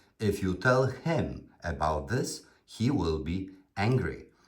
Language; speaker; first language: English; non-native, fluent; Polish